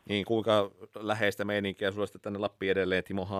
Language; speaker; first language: Finnish; native; Finnish